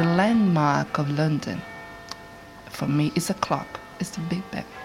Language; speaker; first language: English; non-native, fluent; Portuguese